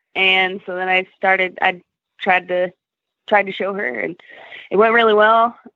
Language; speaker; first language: English; native; English